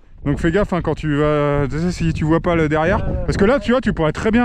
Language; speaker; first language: French; native; French